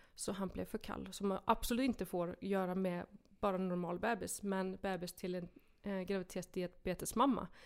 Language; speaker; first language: Swedish; non-native, fluent; Icelandic